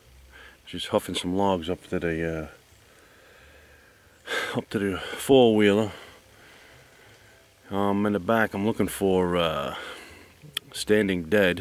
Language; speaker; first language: English; native; English